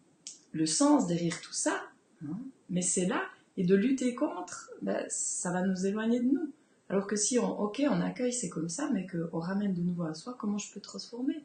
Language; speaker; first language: French; native; French